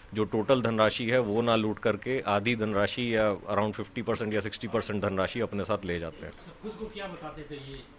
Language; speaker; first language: Hindi; native; Hindi